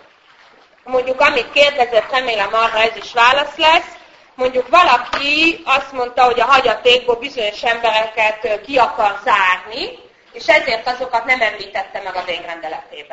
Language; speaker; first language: Hungarian; native; Hungarian